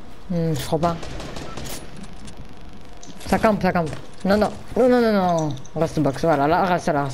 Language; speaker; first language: French; native; French